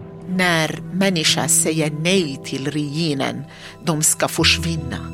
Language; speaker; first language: Swedish; non-native, learner; Arabic